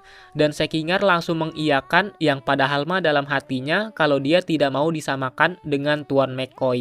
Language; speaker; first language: Indonesian; native; Indonesian